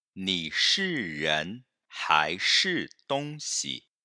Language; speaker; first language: Chinese; non-native, fluent; Portuguese